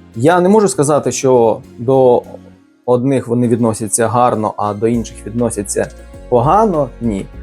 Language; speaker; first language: Ukrainian; native; Ukrainian